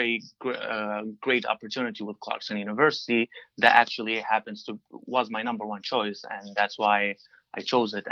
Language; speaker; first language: English; non-native, fluent; Arabic